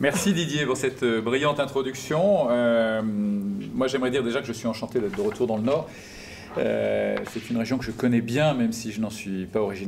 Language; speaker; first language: French; native; French